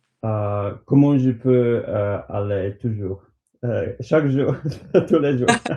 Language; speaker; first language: French; non-native, learner; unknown